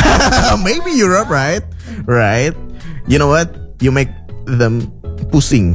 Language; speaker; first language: English; non-native, local second language; Indonesian